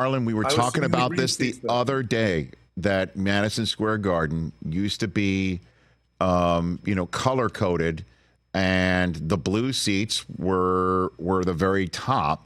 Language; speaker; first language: English; native; English